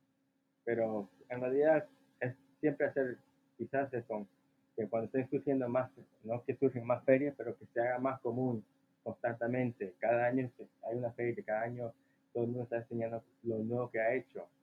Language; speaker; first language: Spanish; early bilingual, heritage; Spanish